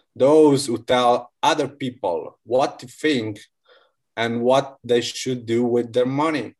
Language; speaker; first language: English; non-native, fluent; Italian